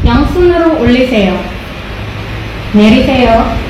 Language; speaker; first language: Korean; non-native, learner; Indonesian